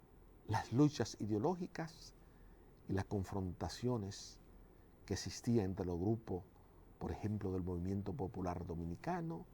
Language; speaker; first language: Spanish; native; Spanish